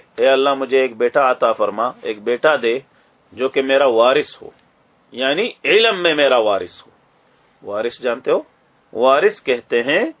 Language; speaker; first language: Urdu; native; Urdu